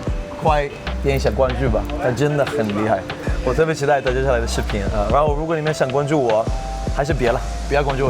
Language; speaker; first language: Chinese; non-native, fluent; Hebrew